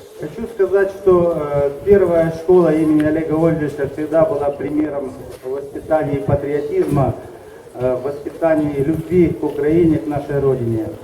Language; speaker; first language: Russian; native; Russian